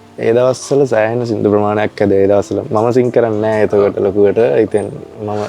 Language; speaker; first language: Sinhala; native; Sinhala